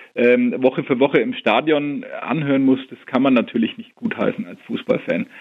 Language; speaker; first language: German; native; German